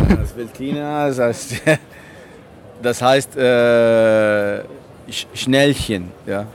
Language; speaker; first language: German; non-native, learner; Italian